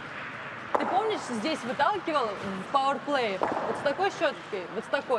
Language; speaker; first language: Russian; native; Russian